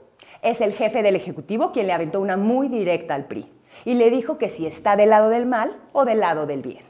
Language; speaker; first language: Spanish; native; Spanish